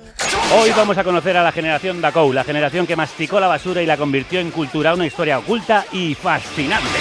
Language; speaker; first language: Spanish; native; Spanish